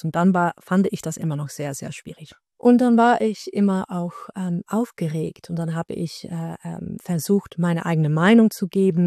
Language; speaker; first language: German; non-native, fluent; Dutch